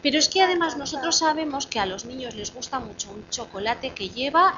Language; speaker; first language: Spanish; native; Spanish